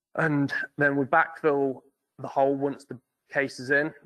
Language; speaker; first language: English; native; English